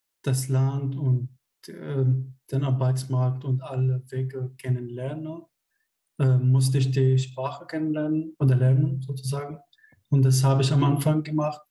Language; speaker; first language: German; non-native, fluent; Arabic